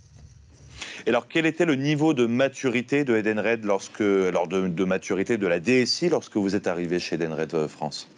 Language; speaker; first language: French; native; French